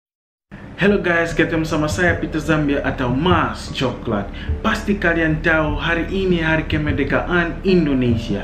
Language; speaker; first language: Indonesian; non-native, fluent; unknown